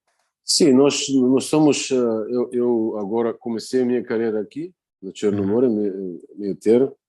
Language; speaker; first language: Portuguese; non-native, fluent; Bulgarian